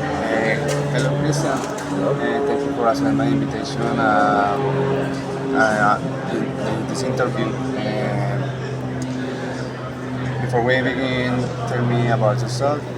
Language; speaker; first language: English; non-native, learner; Spanish